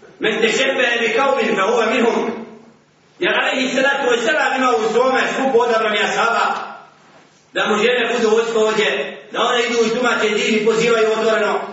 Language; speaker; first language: Bosnian; native; Bosnian